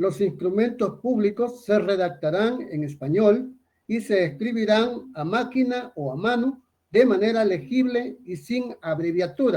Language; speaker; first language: Spanish; native; Spanish